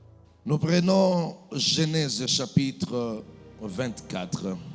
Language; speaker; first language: French; non-native, local second language; Lingala